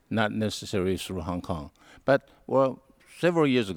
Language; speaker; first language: English; non-native, learner; Hakka Chinese